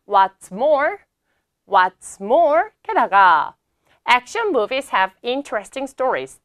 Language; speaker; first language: English; non-native, fluent; Korean